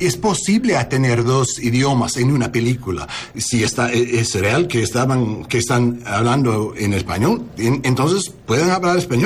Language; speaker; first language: Spanish; non-native, learner; English